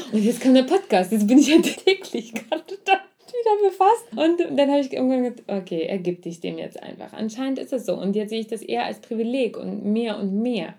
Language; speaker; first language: German; early bilingual, other home language; Russian